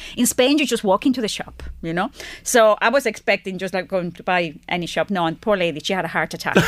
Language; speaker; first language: English; non-native, fluent; Spanish